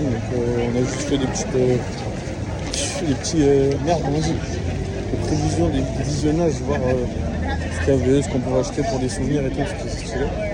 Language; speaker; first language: French; native; French